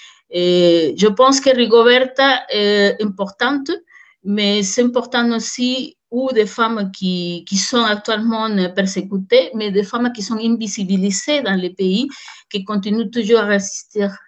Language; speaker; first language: French; non-native, fluent; Spanish